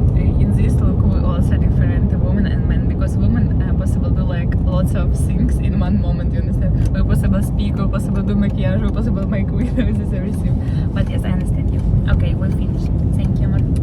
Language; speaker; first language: English; non-native, learner; Ukrainian